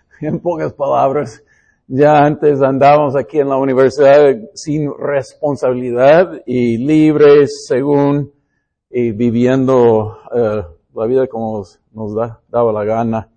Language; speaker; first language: Spanish; non-native, fluent; English